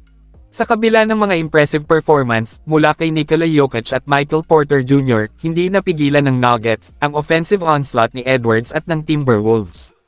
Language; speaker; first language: Filipino; native; Filipino